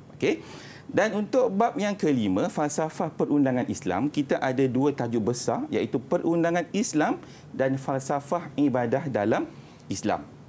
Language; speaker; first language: Malay; native; Malay